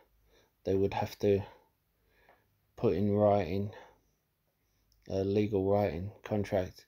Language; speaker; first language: English; native; English